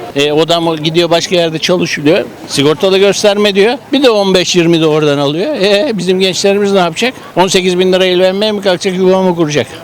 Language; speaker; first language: Turkish; native; Turkish